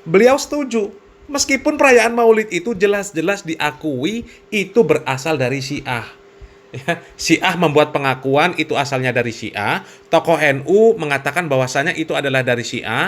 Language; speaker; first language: Indonesian; native; Indonesian